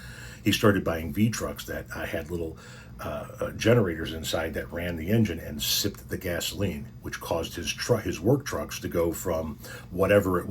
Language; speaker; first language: English; native; English